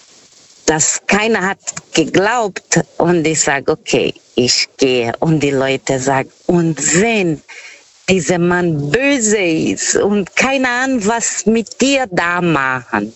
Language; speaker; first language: German; non-native, fluent; Portuguese